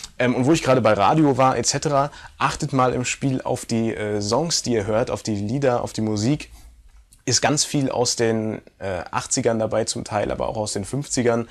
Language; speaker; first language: German; native; German